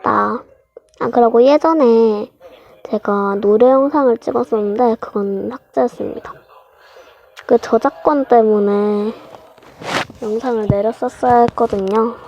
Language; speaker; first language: Korean; native; Korean